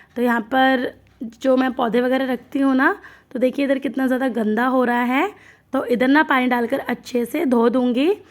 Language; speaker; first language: Hindi; non-native, local second language; Bangla